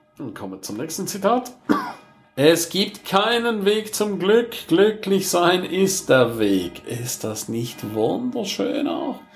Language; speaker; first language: German; non-native, local second language; Romansh